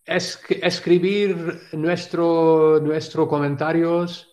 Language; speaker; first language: Spanish; non-native, learner; Urdu